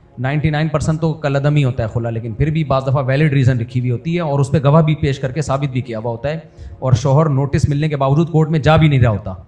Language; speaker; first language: Urdu; native; Urdu